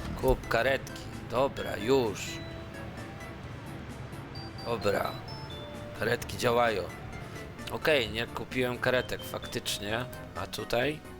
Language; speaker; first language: Polish; native; Polish